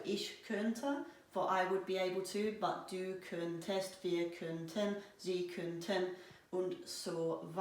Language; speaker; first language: German; non-native, fluent; English